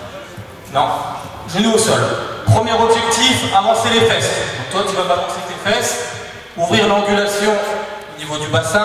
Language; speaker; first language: French; native; French